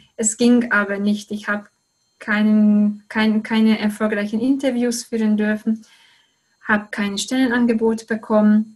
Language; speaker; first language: German; non-native, fluent; Hungarian